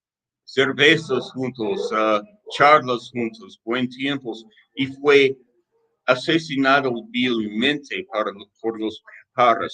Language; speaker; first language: Spanish; non-native, learner; English